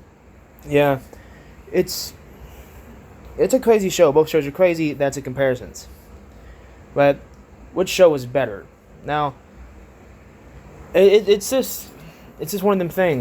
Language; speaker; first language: English; native; English